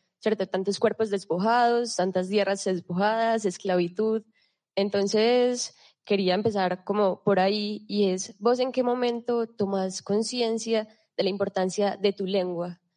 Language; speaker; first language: Spanish; native; Spanish